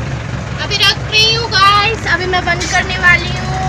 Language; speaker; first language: Hindi; non-native, local second language; Bodo